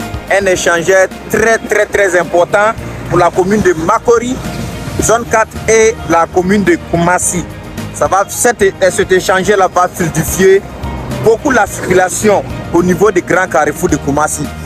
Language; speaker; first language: French; native; French